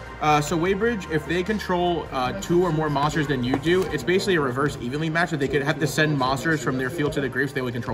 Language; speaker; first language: English; native; English